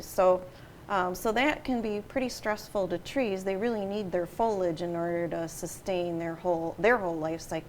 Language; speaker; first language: English; native; English